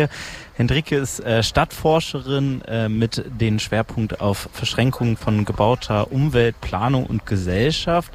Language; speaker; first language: German; native; German